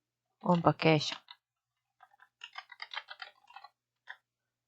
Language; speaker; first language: English; non-native, learner; Japanese